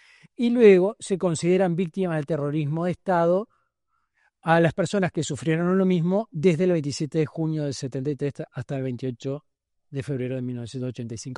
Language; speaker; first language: Spanish; native; Spanish